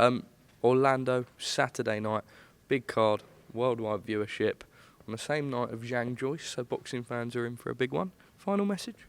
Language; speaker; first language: English; native; English